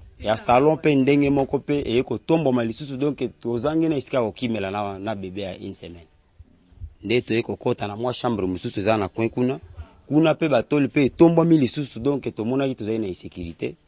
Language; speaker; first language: Lingala; non-native, local second language; Luba-Lulua